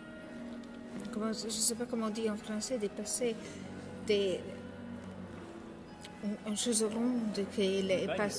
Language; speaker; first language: French; non-native, learner; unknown